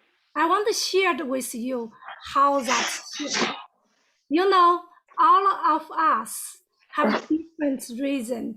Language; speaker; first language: English; non-native, fluent; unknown